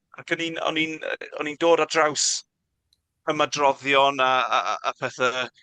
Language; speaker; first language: Welsh; non-native, local second language; English